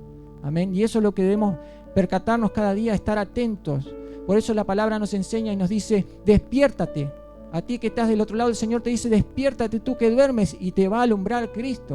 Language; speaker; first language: Spanish; native; Spanish